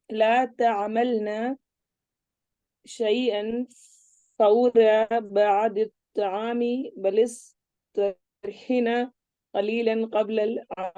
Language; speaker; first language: Arabic; non-native, learner; Urdu